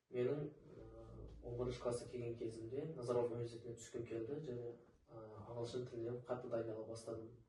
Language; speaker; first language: Kazakh; non-native, local second language; Uzbek